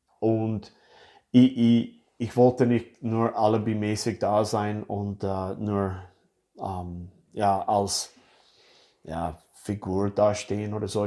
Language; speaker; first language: German; non-native, fluent; English